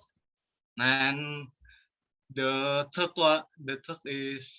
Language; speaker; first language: English; non-native, learner; Indonesian